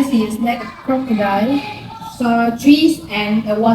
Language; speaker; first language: English; non-native, learner; Vietnamese